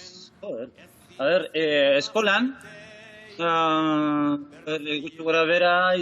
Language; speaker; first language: Basque; non-native, learner; Spanish